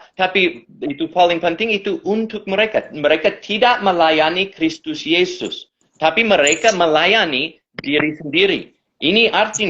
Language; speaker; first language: Indonesian; non-native, fluent; English